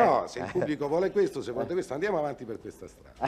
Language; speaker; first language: Italian; native; Italian